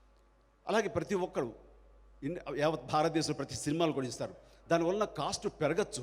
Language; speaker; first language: Telugu; native; Telugu